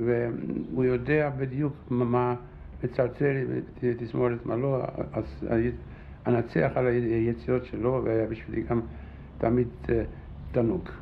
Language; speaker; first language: Hebrew; non-native, fluent; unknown